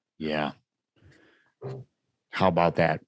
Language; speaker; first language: English; native; English